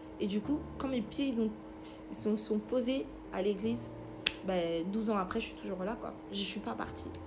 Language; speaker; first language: French; early bilingual, other home language; Lingala